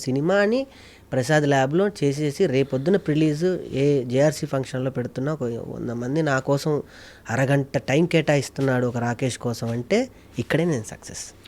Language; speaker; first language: Telugu; native; Telugu